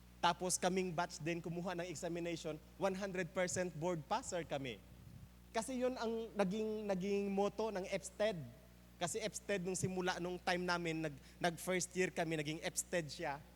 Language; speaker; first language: Filipino; native; Filipino